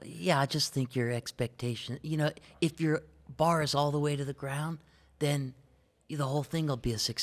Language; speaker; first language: English; native; English